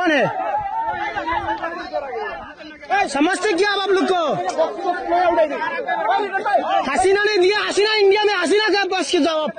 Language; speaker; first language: Hindi; non-native, learner; Bangla